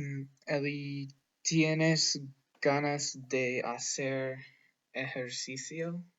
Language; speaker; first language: Spanish; non-native, learner; English